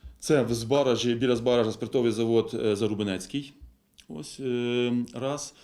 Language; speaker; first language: Ukrainian; native; Ukrainian